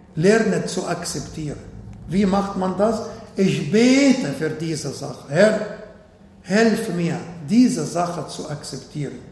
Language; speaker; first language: German; non-native, fluent; Arabic